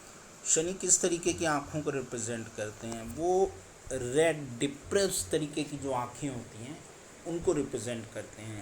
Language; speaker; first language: Hindi; native; Hindi